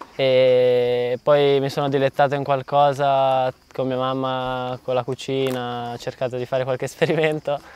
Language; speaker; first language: Italian; native; Italian